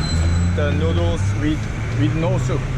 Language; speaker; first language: English; non-native, learner; Korean